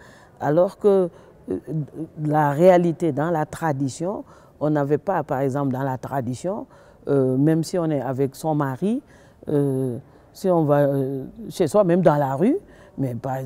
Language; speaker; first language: French; non-native, local second language; Wolof